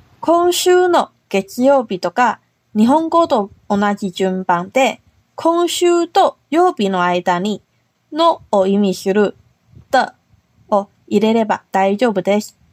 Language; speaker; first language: Japanese; non-native, fluent; Chinese